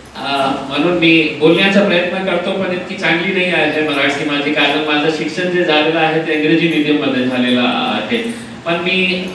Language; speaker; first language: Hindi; non-native, local second language; Urdu